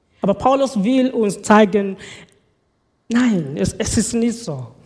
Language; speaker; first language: German; non-native, fluent; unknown